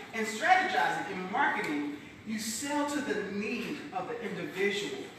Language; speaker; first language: English; native; English